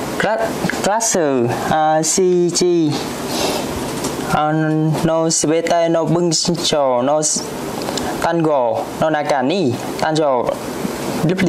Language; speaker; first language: Japanese; non-native, learner; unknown